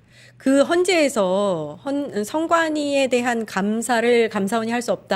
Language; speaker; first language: Korean; native; Korean